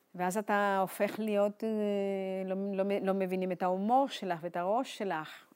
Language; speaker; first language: Hebrew; non-native, fluent; Spanish